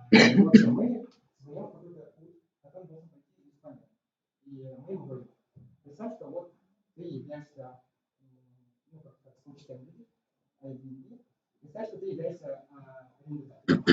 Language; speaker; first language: Russian; native; Russian